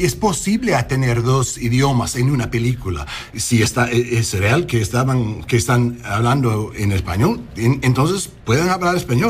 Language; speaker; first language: Spanish; non-native, learner; English